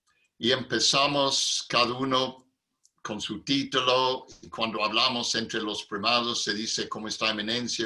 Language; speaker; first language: Spanish; non-native, fluent; English